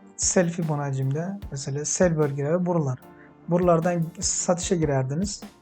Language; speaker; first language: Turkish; non-native, fluent; Uzbek